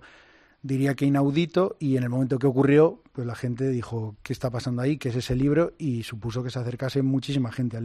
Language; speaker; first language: Spanish; native; Spanish